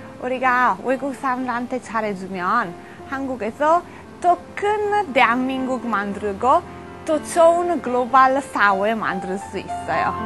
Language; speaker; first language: Korean; non-native, learner; Italian